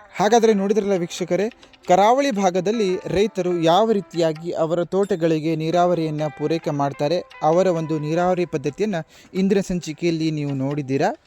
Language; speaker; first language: Kannada; non-native, local second language; Konkani